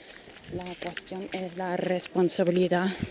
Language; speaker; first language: Spanish; non-native, fluent; German